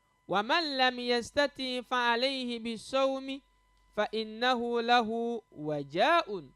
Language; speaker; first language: Arabic; non-native, fluent; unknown